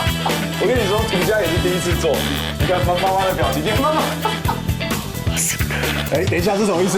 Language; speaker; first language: Chinese; native; Chinese